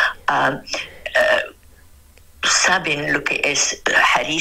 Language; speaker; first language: Spanish; non-native, fluent; Arabic